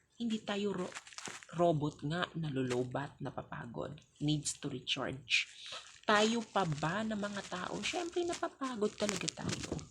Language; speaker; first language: Filipino; non-native, local second language; Cebuano